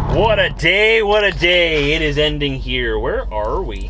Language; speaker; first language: English; native; English